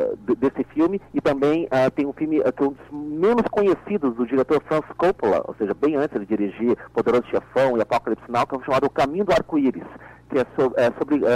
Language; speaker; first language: Portuguese; native; Portuguese